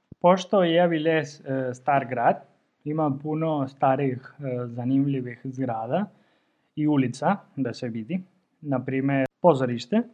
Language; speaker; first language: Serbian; non-native, fluent; Spanish